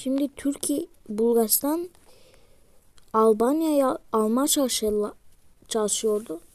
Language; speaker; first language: Turkish; early bilingual, heritage; Turkish